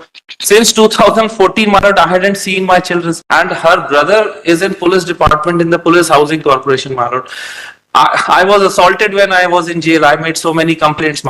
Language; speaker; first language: English; non-native, local second language; Hindi